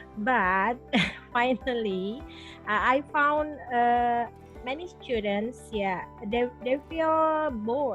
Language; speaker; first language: English; non-native, local second language; Indonesian